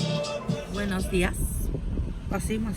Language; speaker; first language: Spanish; early bilingual, heritage; Spanish